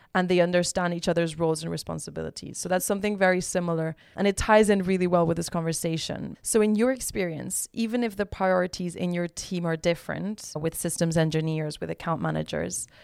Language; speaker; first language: English; non-native, fluent; Spanish